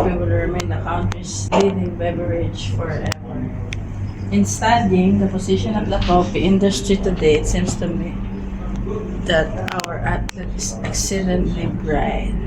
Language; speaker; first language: English; non-native, local second language; Filipino